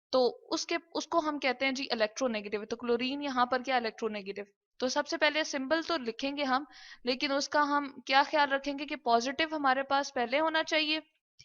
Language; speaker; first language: Hindi; non-native, local second language; Punjabi